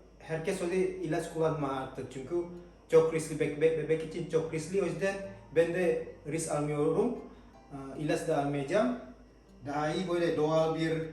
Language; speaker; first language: Turkish; non-native, learner; Indonesian